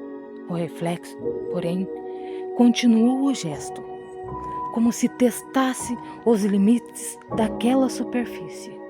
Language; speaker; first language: Portuguese; native; Portuguese